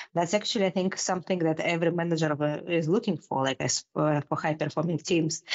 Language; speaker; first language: English; non-native, fluent; Russian